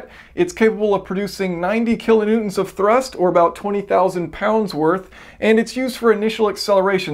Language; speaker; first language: English; native; English